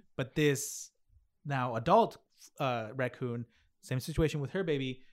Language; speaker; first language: English; native; English